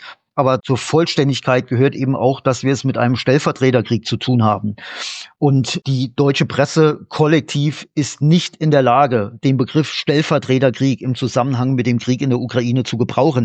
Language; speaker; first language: German; native; German